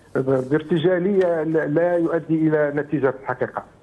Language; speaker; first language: Arabic; native; Arabic